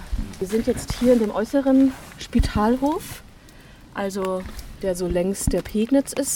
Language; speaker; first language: German; native; German